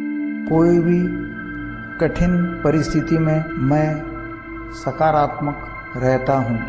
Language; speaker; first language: Hindi; non-native, local second language; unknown